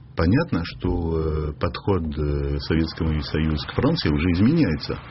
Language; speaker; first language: Russian; non-native, fluent; French